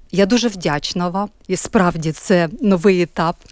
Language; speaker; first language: Ukrainian; native; Ukrainian